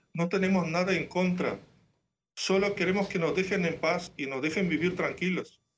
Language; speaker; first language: Spanish; non-native, fluent; Ukrainian